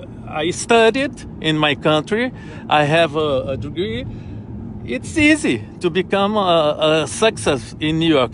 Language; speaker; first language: English; non-native, learner; Portuguese